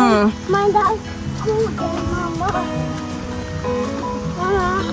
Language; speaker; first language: Swedish; early bilingual, other home language; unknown